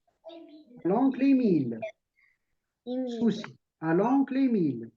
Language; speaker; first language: French; non-native, local second language; Arabic